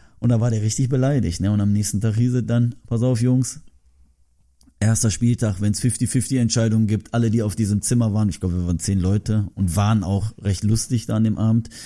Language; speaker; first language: German; early bilingual, other home language; Turkish